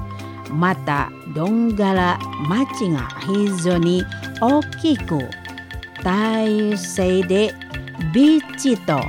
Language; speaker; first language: Japanese; non-native, learner; Indonesian